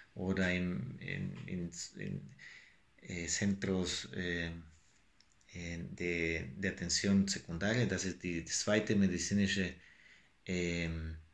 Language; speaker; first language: German; non-native, fluent; Spanish